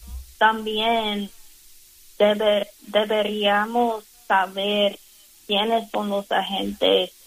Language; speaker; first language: Spanish; non-native, fluent; English